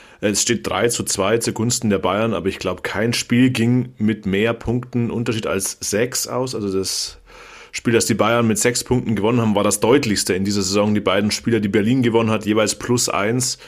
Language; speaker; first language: German; native; German